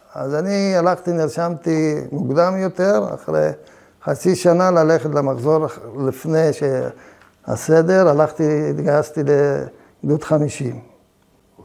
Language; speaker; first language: Hebrew; early bilingual, other home language; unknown